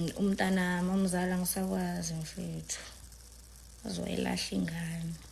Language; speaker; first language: Zulu; non-native, local second language; Southern Sotho